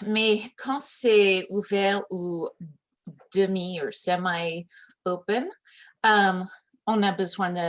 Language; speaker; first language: French; early bilingual, heritage; English